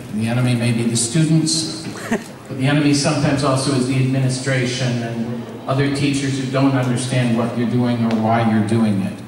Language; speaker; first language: English; native; English